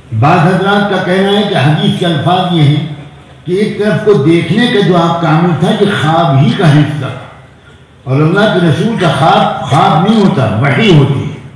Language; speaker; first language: Urdu; native; Urdu